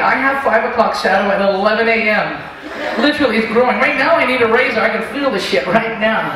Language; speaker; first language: English; native; English